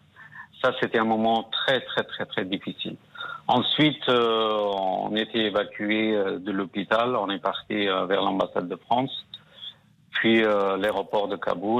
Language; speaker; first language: French; non-native, fluent; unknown